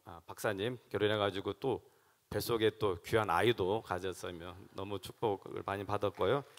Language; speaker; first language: Korean; native; Korean